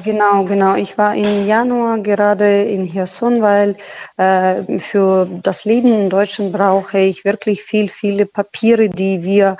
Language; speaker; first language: German; non-native, fluent; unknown